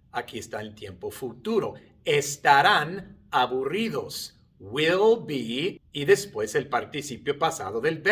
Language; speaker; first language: Spanish; non-native, fluent; English